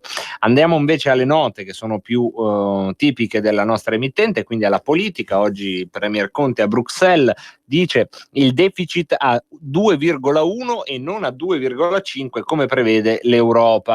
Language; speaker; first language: Italian; native; Italian